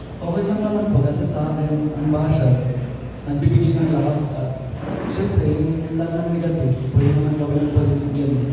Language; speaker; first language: Filipino; early bilingual, heritage; Filipino